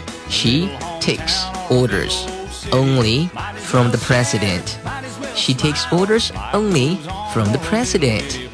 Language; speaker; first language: English; non-native, fluent; Chinese